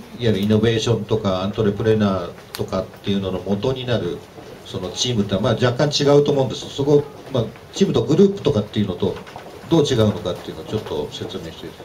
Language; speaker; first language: Japanese; native; Japanese